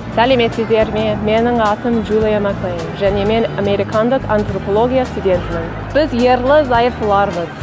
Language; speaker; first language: Kazakh; non-native, learner; English